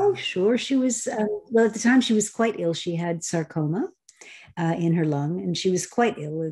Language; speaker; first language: English; native; English